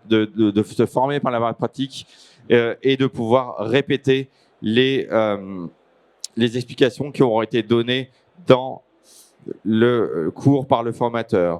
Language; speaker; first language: French; native; French